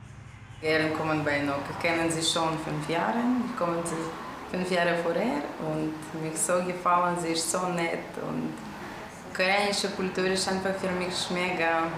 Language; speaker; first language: German; non-native, learner; Korean